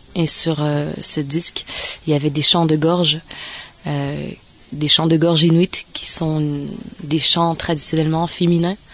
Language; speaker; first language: French; native; French